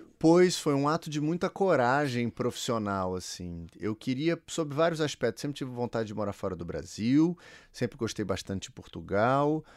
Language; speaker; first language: Portuguese; native; Portuguese